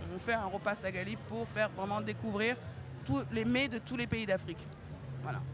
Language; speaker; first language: French; native; French